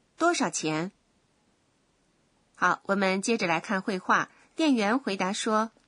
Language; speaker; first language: Chinese; native; Chinese